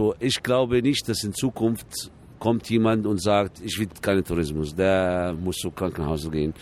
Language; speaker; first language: German; non-native, fluent; Arabic